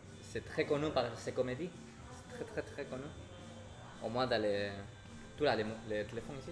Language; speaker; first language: French; non-native, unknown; Spanish